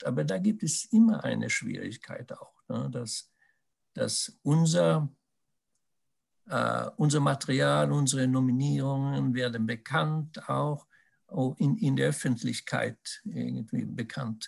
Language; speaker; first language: German; non-native, fluent; Swedish